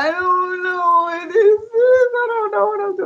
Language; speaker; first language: English; native; English